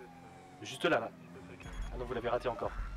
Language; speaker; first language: French; native; French